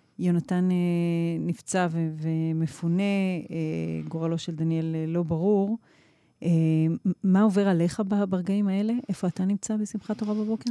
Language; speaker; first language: Hebrew; native; Hebrew